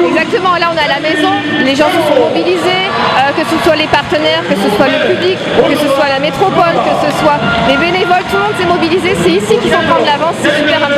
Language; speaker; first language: French; native; French